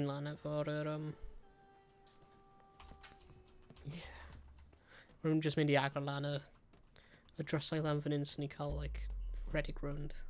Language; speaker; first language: Welsh; native; Welsh